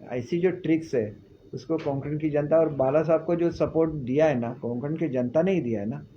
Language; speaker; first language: Hindi; non-native, local second language; Marathi